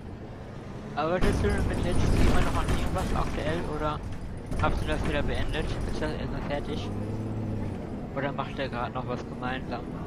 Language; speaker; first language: German; native; German